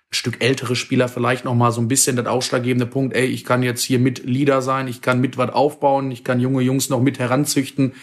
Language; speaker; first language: German; native; German